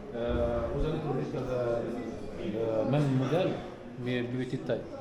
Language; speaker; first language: French; non-native, fluent; Arabic